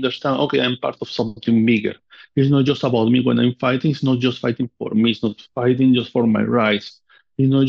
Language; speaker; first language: English; non-native, fluent; Spanish